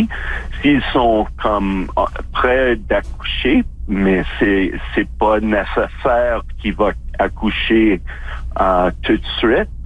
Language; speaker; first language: French; non-native, local second language; English